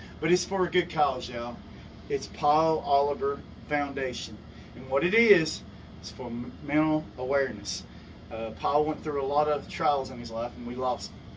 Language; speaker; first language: English; native; English